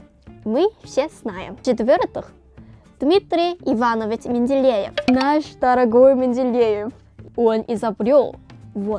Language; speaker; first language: Russian; non-native, fluent; Korean